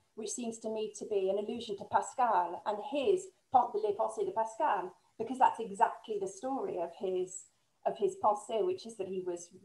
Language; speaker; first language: English; native; English